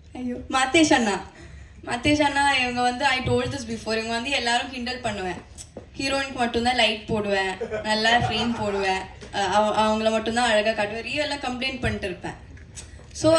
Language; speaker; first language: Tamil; non-native, fluent; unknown